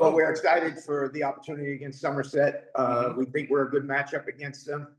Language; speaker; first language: English; native; English